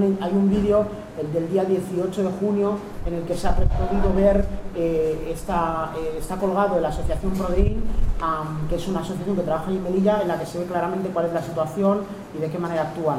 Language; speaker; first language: Spanish; native; Spanish